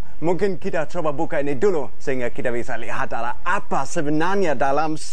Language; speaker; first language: Indonesian; non-native, fluent; German